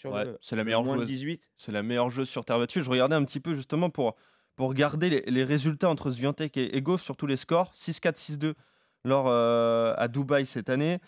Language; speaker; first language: French; native; French